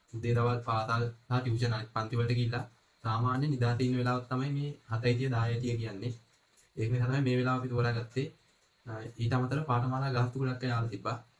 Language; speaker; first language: Sinhala; non-native, local second language; Tamil